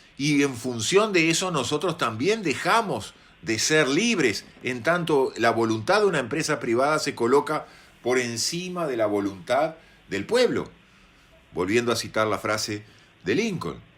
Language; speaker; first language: Spanish; native; Spanish